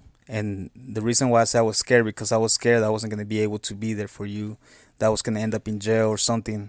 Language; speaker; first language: English; non-native, fluent; Spanish